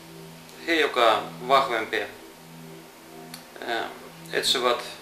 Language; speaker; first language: Finnish; non-native, fluent; Russian